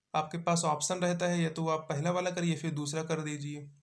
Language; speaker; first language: Hindi; native; Hindi